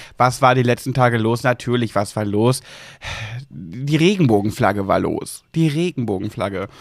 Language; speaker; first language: German; native; German